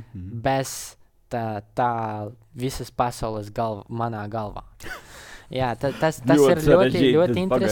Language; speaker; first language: Latvian; non-native, local second language; Russian